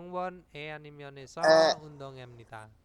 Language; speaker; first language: Korean; non-native, fluent; Indonesian